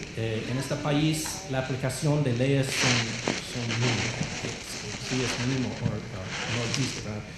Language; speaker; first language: Spanish; non-native, fluent; English